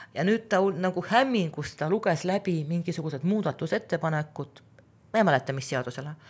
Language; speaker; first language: Estonian; non-native, local second language; Russian